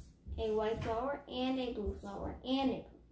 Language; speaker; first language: English; native; English